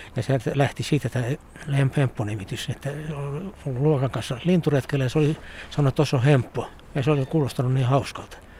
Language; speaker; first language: Finnish; native; Finnish